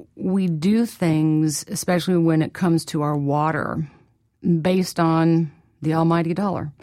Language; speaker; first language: English; native; English